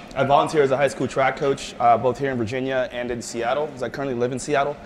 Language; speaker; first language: English; native; English